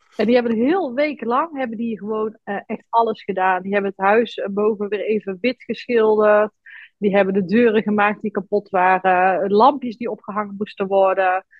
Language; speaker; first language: Dutch; native; Dutch